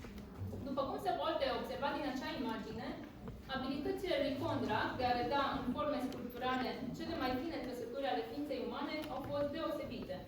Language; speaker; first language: Romanian; native; Romanian